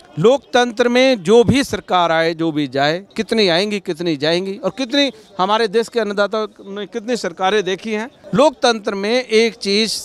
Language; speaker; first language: Hindi; native; Hindi